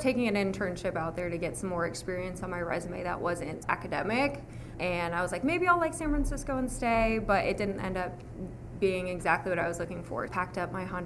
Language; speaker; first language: English; native; English